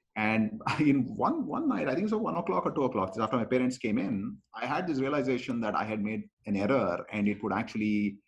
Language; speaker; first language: English; non-native, local second language; Kannada